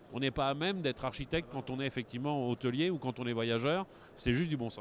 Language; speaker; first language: French; native; French